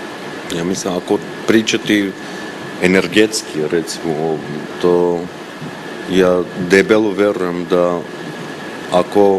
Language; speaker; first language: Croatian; non-native, fluent; Armenian